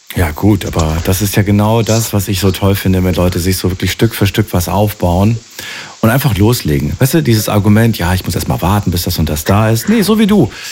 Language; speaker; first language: German; native; German